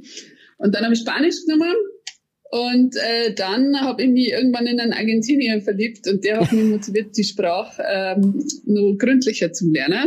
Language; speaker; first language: German; native; German